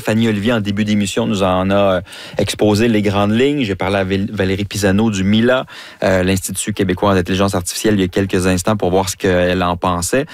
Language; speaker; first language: French; native; French